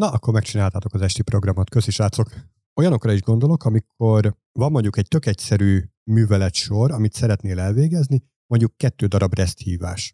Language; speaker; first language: Hungarian; native; Hungarian